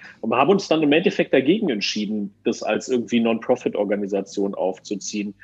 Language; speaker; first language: German; native; German